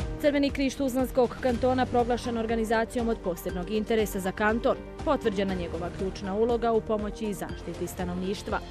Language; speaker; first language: Bosnian; native; Bosnian